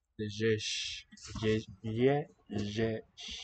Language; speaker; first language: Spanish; non-native, learner; English